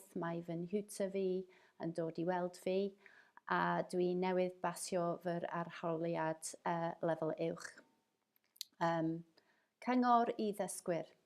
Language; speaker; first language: Welsh; non-native, fluent; English